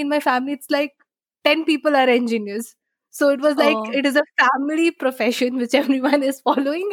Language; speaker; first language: English; non-native, local second language; Bangla